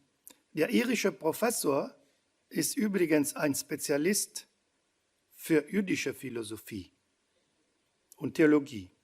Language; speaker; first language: German; non-native, fluent; Italian